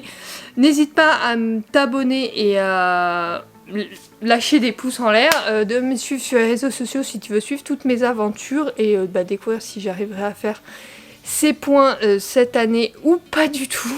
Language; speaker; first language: French; native; French